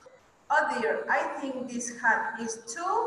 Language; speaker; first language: English; non-native, fluent; Spanish